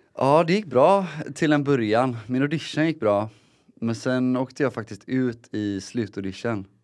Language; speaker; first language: Swedish; native; Swedish